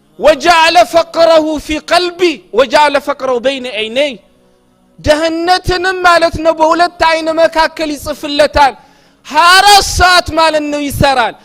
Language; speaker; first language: Amharic; non-native, local second language; Oromo